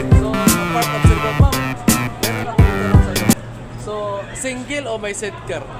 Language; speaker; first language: Filipino; non-native, local second language; Cebuano